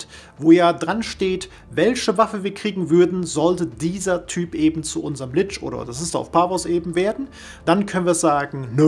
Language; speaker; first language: German; native; German